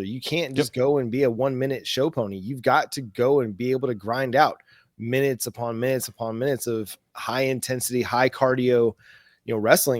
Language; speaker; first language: English; native; English